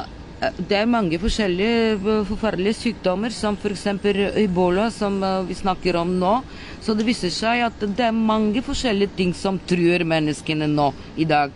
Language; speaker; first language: Norwegian; non-native, fluent; Bulgarian